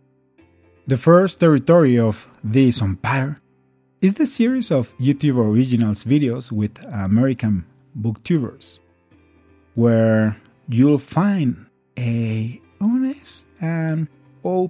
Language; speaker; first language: English; non-native, fluent; Spanish